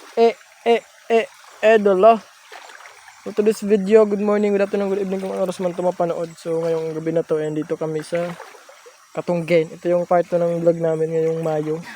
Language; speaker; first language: Filipino; non-native, local second language; Masbatenyo